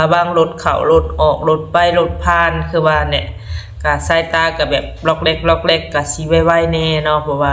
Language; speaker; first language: Thai; non-native, local second language; Lao